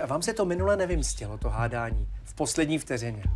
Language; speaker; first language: Czech; native; Czech